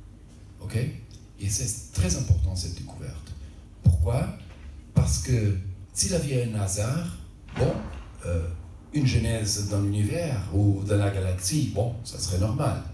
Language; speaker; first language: French; non-native, local second language; Portuguese